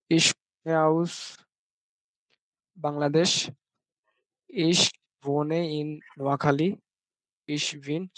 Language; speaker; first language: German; non-native, learner; Bangla